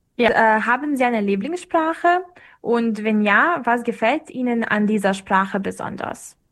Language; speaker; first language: German; non-native, fluent; Serbian